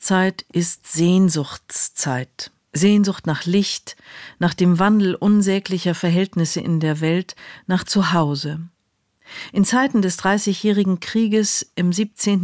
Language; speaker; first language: German; native; German